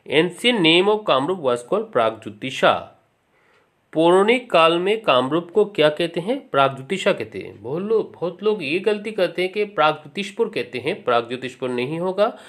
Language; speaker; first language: Hindi; non-native, local second language; Assamese